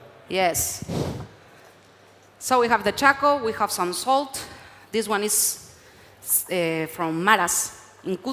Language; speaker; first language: English; non-native, learner; Spanish